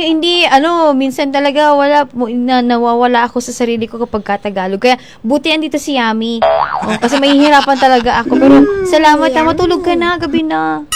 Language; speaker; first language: Filipino; non-native, local second language; Cebuano